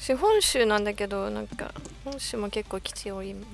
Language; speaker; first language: Japanese; non-native, fluent; English